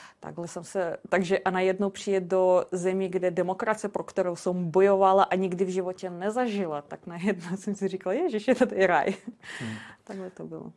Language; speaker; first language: Czech; non-native, fluent; Russian